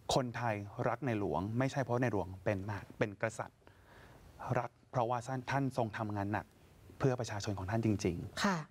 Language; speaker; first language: Thai; native; Thai